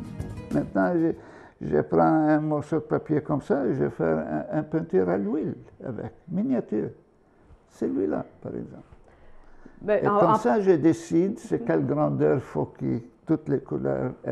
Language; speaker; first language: French; non-native, fluent; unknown